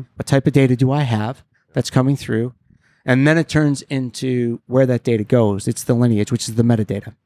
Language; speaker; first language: English; native; English